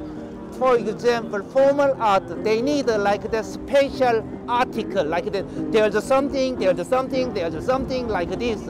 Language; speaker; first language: English; non-native, learner; Korean